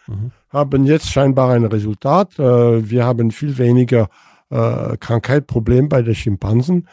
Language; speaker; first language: German; non-native, fluent; French